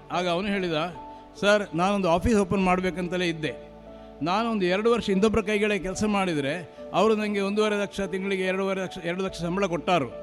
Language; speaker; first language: Kannada; non-native, local second language; Marathi